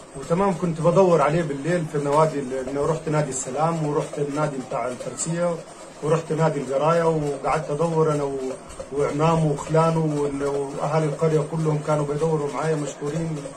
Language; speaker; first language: Egyptian Arabic; native; Egyptian Arabic